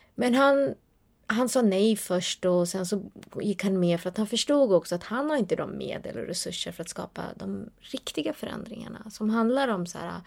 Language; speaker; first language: Swedish; early bilingual, other home language; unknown